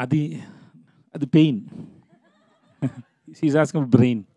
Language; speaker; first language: Telugu; non-native, learner; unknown